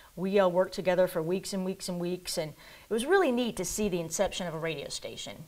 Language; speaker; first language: English; native; English